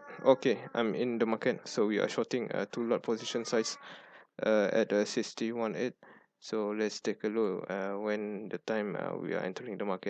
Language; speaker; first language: English; non-native, fluent; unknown